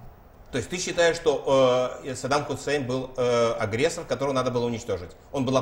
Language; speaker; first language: Russian; native; Russian